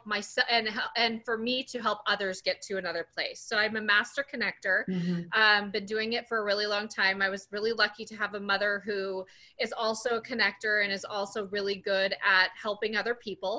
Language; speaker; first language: English; native; English